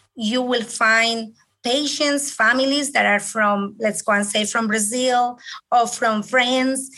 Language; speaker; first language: English; non-native, fluent; Spanish